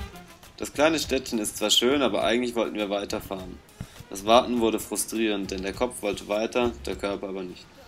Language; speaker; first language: German; native; German